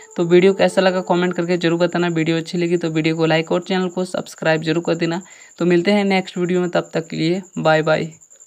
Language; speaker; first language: Hindi; native; Hindi